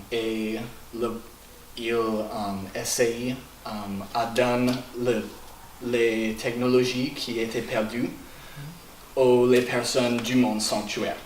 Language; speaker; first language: French; non-native, learner; English